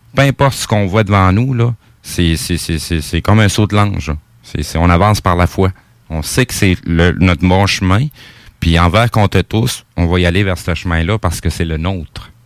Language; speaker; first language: French; native; French